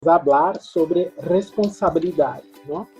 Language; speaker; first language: Spanish; non-native, fluent; Portuguese